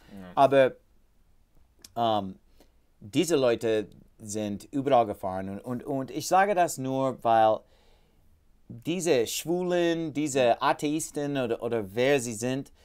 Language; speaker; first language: German; non-native, learner; English